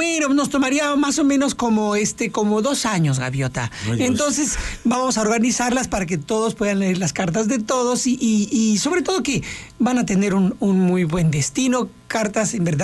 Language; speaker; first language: Spanish; native; Spanish